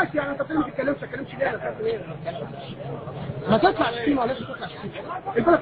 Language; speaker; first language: Arabic; native; Arabic